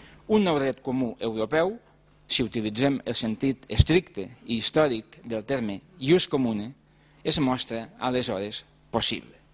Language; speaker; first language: Catalan; native; Catalan